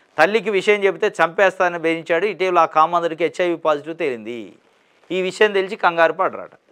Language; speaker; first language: Telugu; native; Telugu